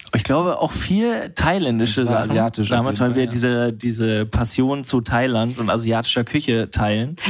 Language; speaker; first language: German; native; German